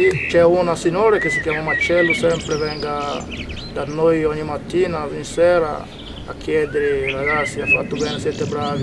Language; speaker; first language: Italian; non-native, learner; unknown